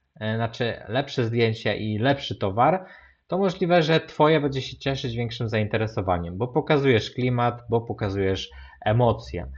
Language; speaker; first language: Polish; native; Polish